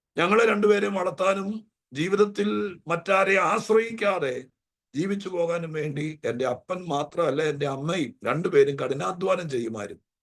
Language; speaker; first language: Malayalam; native; Malayalam